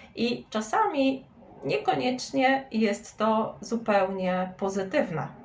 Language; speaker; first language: Polish; native; Polish